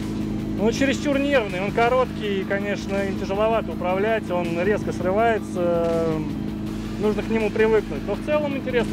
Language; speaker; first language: Russian; native; Russian